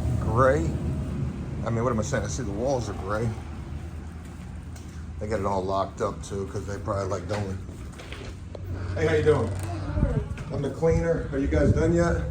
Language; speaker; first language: English; native; English